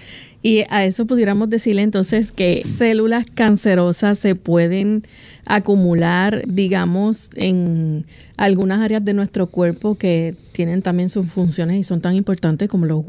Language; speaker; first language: Spanish; native; Spanish